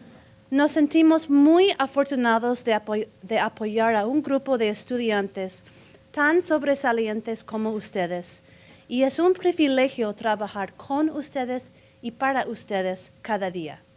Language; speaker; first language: Spanish; non-native, fluent; English